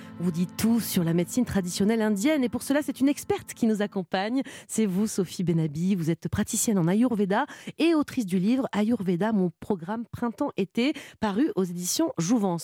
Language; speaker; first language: French; native; French